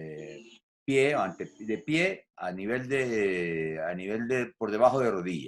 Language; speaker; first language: Spanish; native; Spanish